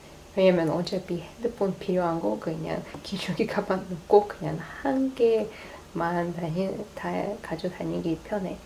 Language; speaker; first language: Korean; non-native, fluent; Russian